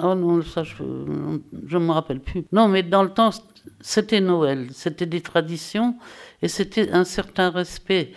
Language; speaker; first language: French; native; French